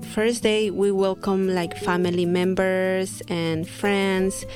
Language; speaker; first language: English; non-native, fluent; Spanish